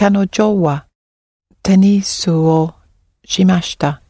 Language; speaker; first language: Japanese; non-native, learner; English